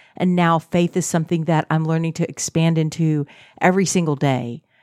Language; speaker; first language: English; native; English